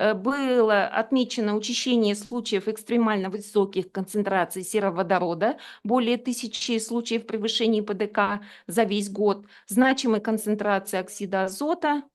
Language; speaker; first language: Russian; native; Russian